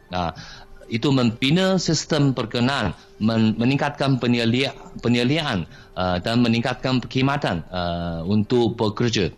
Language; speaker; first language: Malay; non-native, fluent; Chinese